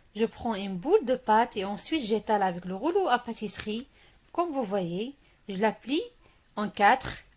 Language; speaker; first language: French; non-native, local second language; Arabic